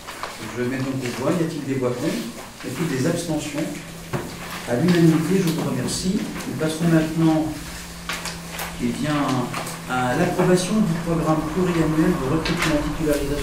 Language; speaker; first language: French; native; French